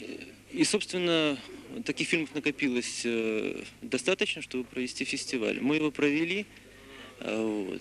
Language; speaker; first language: Russian; native; Russian